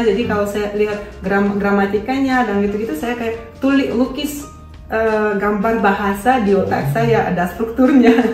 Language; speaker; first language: Indonesian; non-native, fluent; Russian